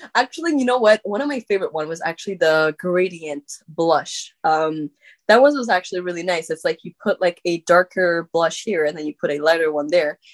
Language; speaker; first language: English; non-native, fluent; French